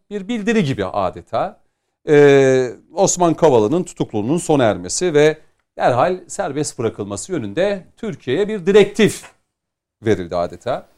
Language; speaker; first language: Turkish; native; Turkish